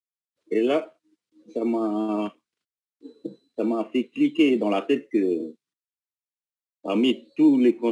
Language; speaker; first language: French; non-native, local second language; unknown